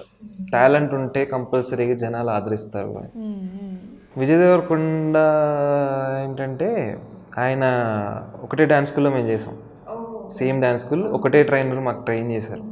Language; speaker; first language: Telugu; native; Telugu